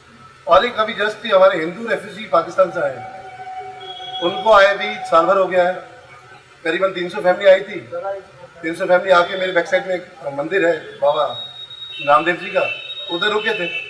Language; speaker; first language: Hindi; native; Hindi